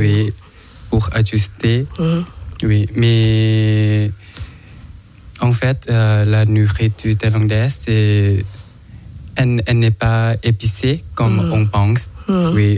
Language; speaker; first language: French; non-native, learner; Thai